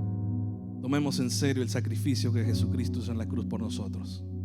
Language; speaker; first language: Spanish; native; Spanish